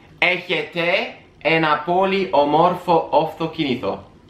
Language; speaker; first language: Romanian; native; Romanian